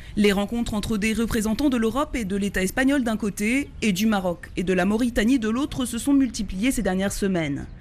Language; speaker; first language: French; native; French